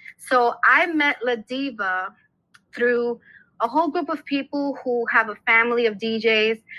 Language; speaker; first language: English; native; English